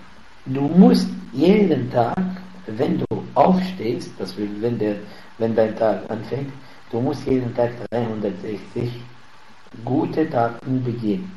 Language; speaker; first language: German; non-native, fluent; Arabic